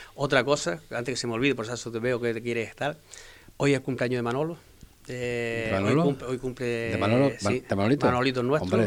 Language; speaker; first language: Spanish; native; Spanish